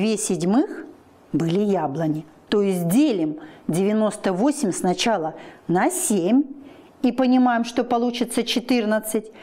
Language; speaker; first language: Russian; native; Russian